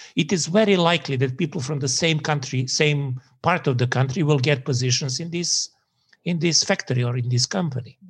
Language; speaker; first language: English; non-native, fluent; Serbian